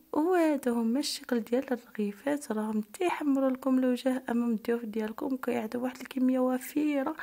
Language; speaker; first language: Arabic; native; Arabic